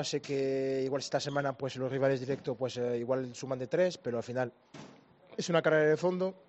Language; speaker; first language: Spanish; native; Spanish